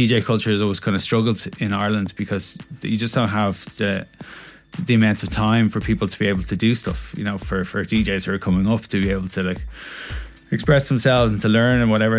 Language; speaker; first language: English; native; English